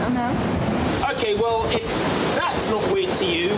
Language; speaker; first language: English; native; English